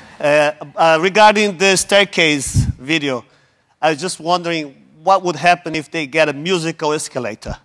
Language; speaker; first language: English; non-native, fluent; Portuguese